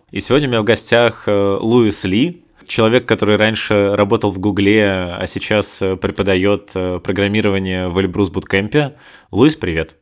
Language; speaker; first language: Russian; native; Russian